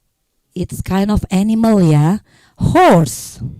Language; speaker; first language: English; non-native, learner; Indonesian